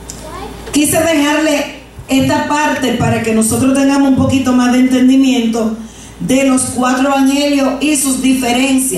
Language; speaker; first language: Spanish; native; Spanish